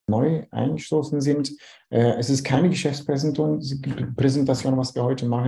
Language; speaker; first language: German; non-native, fluent; Dutch